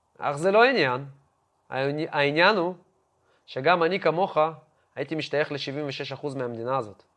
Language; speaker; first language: Hebrew; non-native, fluent; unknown